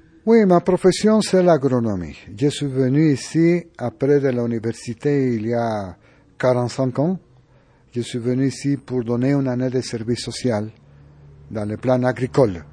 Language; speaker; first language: French; non-native, learner; Spanish